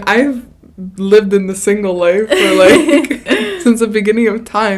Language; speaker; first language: English; native; English